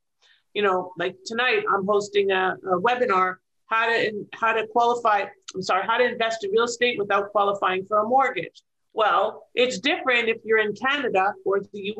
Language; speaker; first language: English; native; English